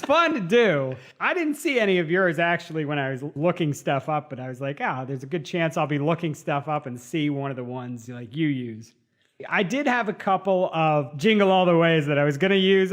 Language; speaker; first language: English; native; English